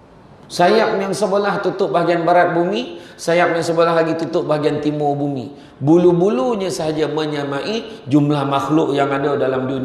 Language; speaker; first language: Malay; native; Malay